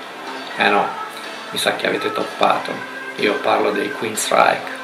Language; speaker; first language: Italian; native; Italian